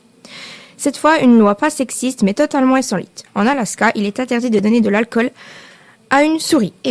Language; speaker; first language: French; native; French